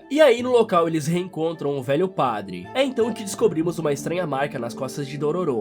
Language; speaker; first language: Portuguese; native; Portuguese